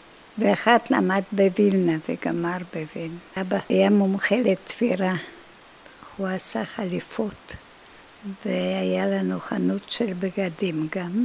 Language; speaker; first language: Hebrew; non-native, fluent; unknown